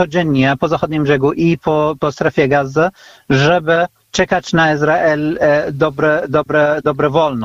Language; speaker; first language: Polish; non-native, fluent; Arabic